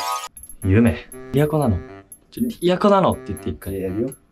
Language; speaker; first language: Japanese; native; Japanese